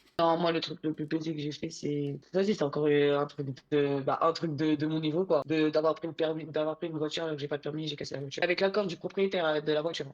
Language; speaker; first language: French; early bilingual, other home language; Arabic